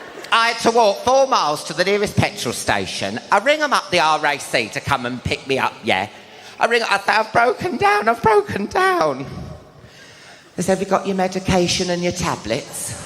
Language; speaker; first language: English; native; English